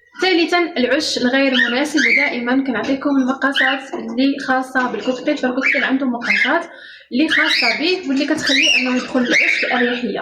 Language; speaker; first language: Arabic; native; Arabic